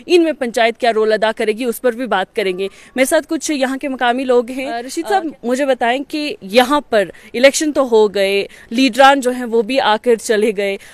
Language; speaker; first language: Hindi; non-native, local second language; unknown